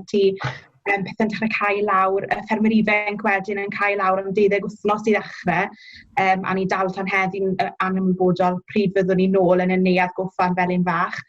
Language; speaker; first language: Welsh; native; Welsh